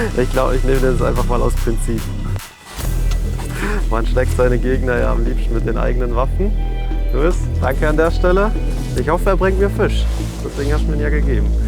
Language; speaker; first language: German; native; German